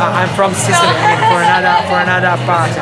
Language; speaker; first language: English; non-native, fluent; Italian